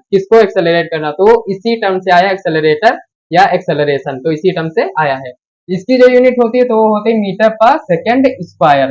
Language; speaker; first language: Hindi; native; Hindi